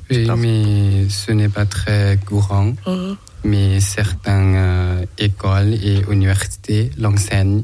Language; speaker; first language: French; non-native, learner; Thai